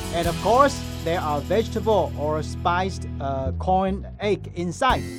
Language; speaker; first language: English; non-native, fluent; Chinese